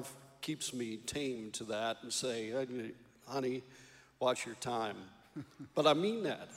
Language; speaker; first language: English; native; English